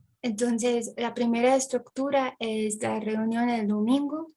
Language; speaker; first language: Spanish; non-native, fluent; English